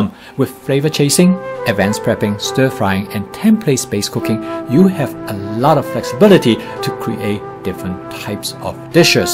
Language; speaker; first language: English; non-native, fluent; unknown